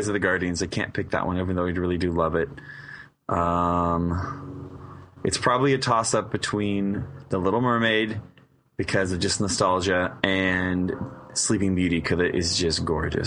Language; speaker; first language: English; native; English